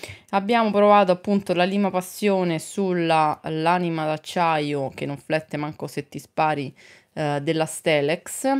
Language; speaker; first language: Italian; native; Italian